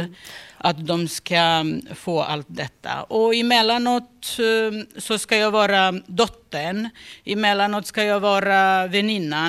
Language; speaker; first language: Swedish; non-native, fluent; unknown